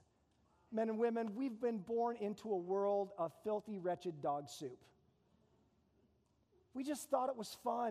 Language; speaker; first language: English; native; English